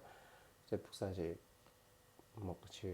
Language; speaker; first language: French; non-native, learner; Korean